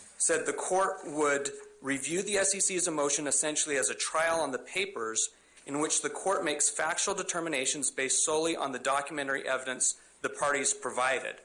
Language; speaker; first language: English; native; English